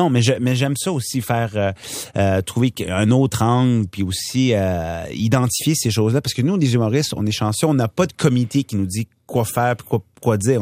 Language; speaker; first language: French; non-native, local second language; Punjabi